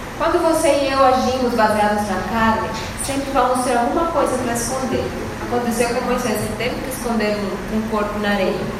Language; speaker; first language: Portuguese; non-native, fluent; Spanish